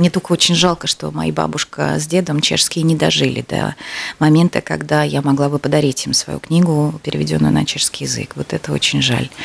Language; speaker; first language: Russian; native; Russian